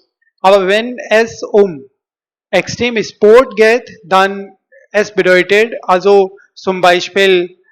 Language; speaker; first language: German; non-native, learner; Hindi